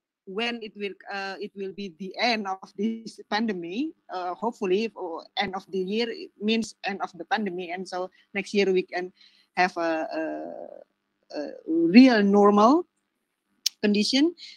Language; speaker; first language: English; non-native, fluent; Indonesian